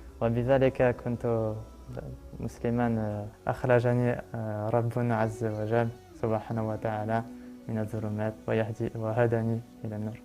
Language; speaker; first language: Arabic; non-native, learner; French